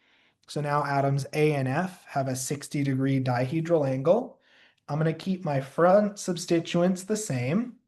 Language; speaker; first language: English; native; English